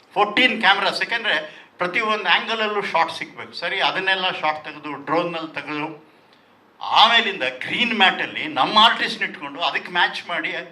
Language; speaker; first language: Kannada; non-native, local second language; Tulu